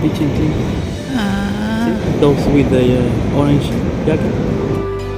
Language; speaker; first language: English; non-native, learner; Spanish